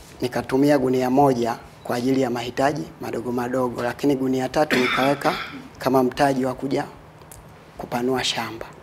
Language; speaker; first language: Swahili; native; Swahili